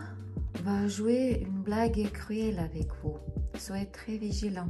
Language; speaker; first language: French; non-native, fluent; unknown